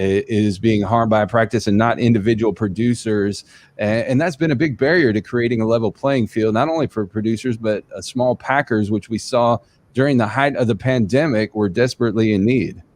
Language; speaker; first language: English; native; English